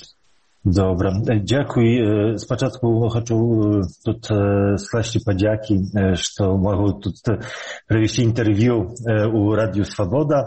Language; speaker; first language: Belarusian; early bilingual, heritage; Polish